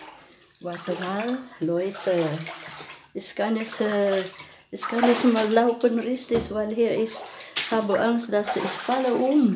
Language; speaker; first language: German; non-native, learner; Filipino